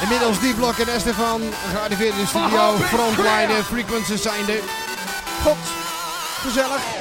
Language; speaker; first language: Dutch; native; Dutch